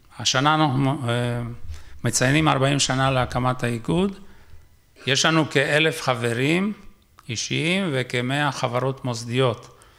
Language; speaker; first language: Hebrew; native; Hebrew